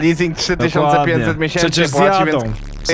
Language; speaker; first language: Polish; native; Polish